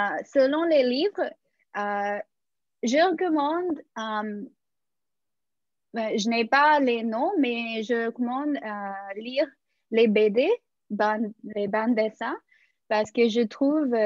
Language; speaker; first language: French; non-native, fluent; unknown